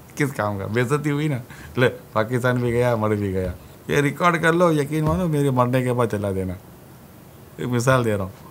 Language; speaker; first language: Urdu; native; Urdu